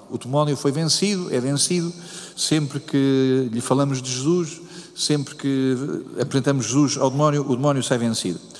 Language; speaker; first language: Portuguese; native; Portuguese